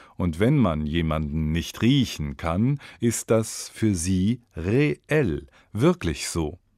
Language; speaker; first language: German; native; German